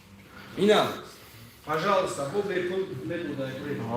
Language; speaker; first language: Russian; native; Russian